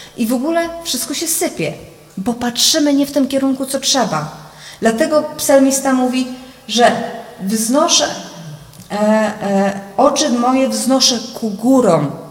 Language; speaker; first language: Polish; native; Polish